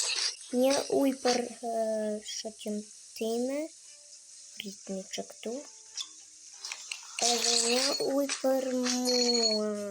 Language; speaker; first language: Albanian; early bilingual, heritage; Albanian